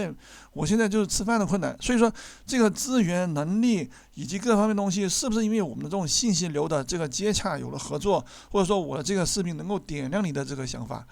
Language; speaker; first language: Chinese; native; Chinese